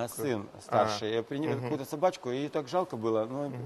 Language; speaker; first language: Russian; native; Russian